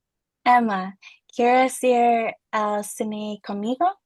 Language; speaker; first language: Spanish; non-native, learner; English